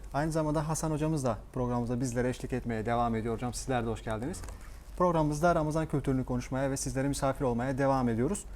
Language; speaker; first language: Turkish; native; Turkish